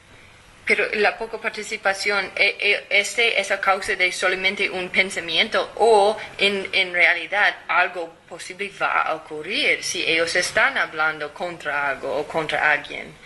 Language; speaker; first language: Spanish; non-native, fluent; English